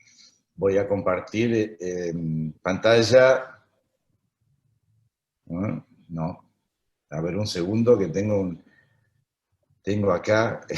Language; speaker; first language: Spanish; native; Spanish